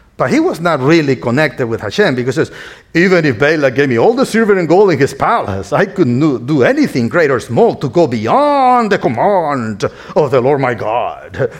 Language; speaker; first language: English; non-native, fluent; Spanish